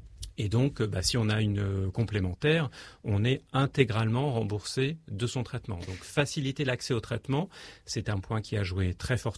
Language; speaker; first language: French; native; French